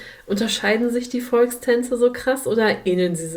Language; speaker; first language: German; native; German